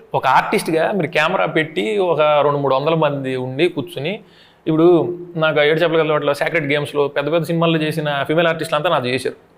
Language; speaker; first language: Telugu; native; Telugu